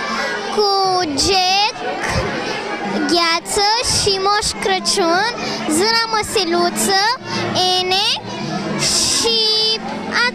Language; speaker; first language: Romanian; native; Romanian